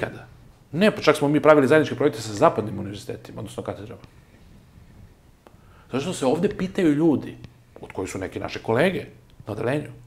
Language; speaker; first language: Serbian; native; Serbian